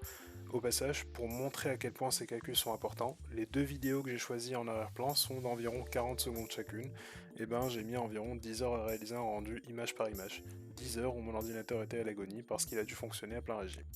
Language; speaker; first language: French; native; French